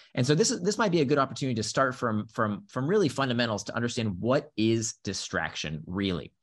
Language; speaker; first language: English; early bilingual, other home language; Hebrew